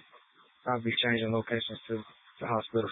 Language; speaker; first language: English; native; English